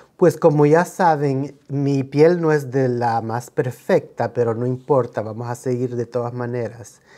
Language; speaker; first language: Spanish; early bilingual, heritage; Spanish